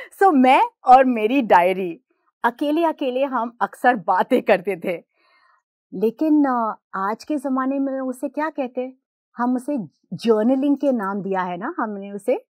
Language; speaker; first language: Hindi; non-native, local second language; Gujarati